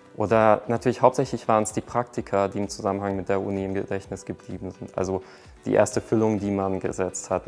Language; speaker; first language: German; early bilingual, other home language; Hungarian